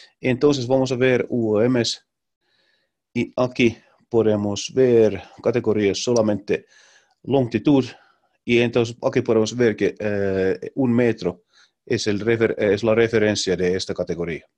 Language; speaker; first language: Spanish; non-native, learner; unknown